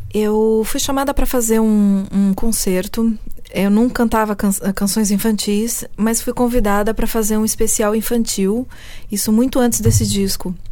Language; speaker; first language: Portuguese; early bilingual, heritage; Portuguese